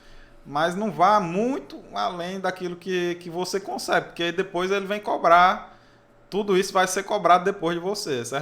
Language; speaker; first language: Portuguese; native; Portuguese